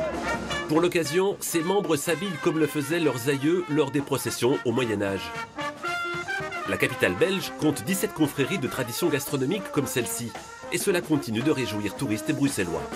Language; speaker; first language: French; native; French